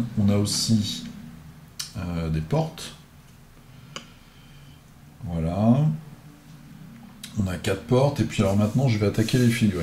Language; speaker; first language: French; native; French